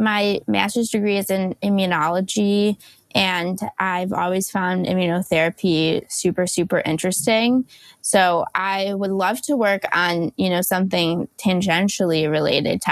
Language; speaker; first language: English; native; English